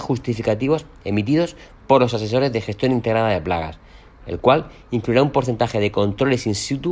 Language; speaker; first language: Spanish; native; Spanish